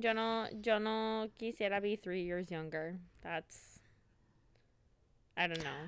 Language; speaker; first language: English; early bilingual, other home language; Spanish